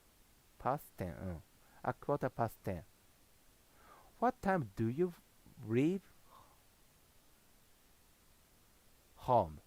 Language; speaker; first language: English; non-native, learner; Japanese